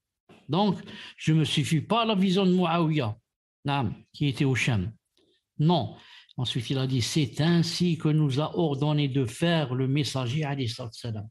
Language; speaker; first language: French; non-native, local second language; Arabic